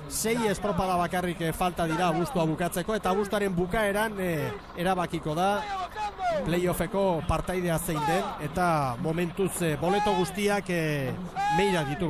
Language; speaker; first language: Basque; native; Basque